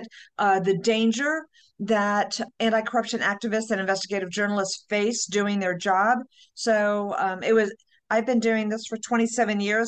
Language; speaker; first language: English; native; English